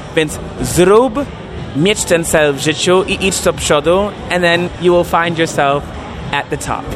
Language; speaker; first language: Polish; non-native, fluent; English